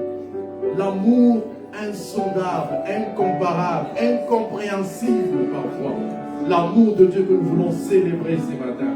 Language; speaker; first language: French; non-native, local second language; Lingala